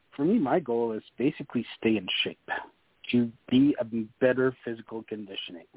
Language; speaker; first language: English; non-native, fluent; French